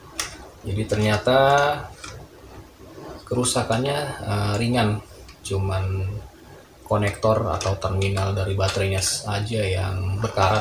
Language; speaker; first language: Indonesian; native; Indonesian